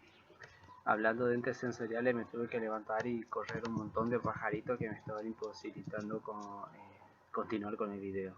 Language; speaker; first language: Spanish; native; Spanish